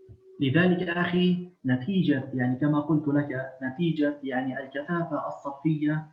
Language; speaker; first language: Arabic; native; Arabic